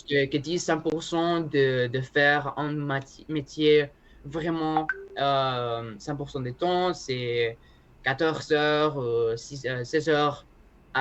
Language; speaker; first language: French; non-native, learner; Spanish